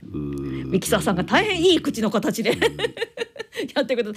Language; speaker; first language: Japanese; native; Japanese